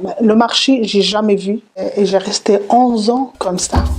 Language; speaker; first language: French; non-native, learner; Arabic